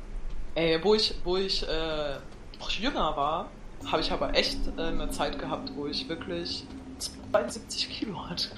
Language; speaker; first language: German; native; German